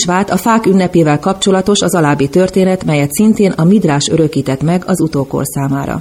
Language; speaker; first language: Hungarian; native; Hungarian